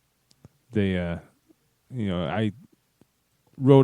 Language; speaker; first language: English; native; English